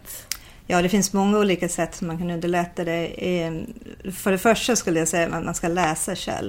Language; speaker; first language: Swedish; non-native, fluent; English